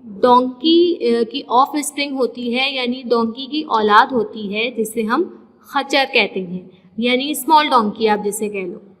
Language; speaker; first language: Urdu; non-native, local second language; Sindhi